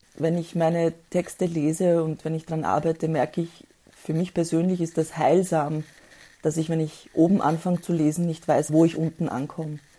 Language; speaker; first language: German; early bilingual, other home language; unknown